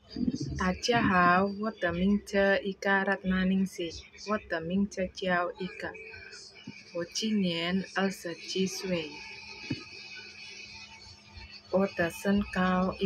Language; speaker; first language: Chinese; non-native, learner; Indonesian